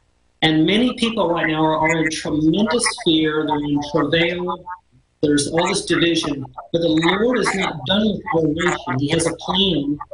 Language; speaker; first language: English; native; English